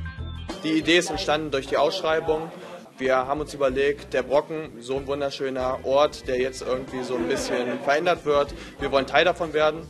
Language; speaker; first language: German; native; German